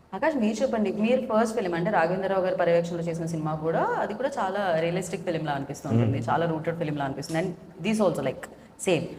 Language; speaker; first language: Telugu; native; Telugu